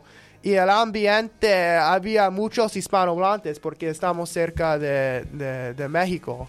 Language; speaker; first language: Spanish; non-native, learner; English